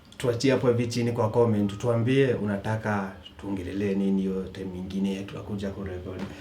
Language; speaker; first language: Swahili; native; Swahili